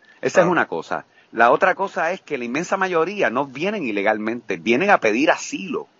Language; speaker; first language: Spanish; native; Spanish